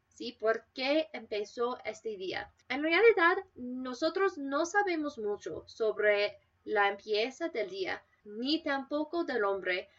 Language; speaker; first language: Spanish; non-native, fluent; English